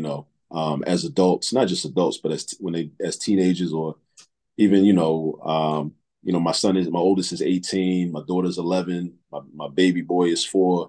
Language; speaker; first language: English; native; English